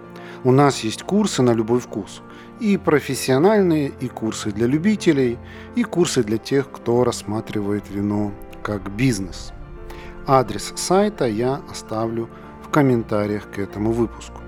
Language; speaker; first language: Russian; native; Russian